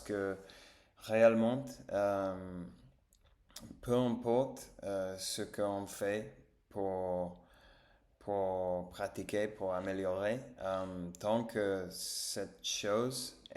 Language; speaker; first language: French; non-native, learner; English